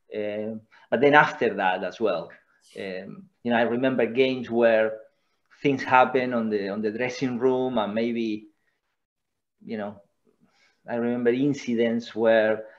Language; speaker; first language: English; non-native, fluent; Spanish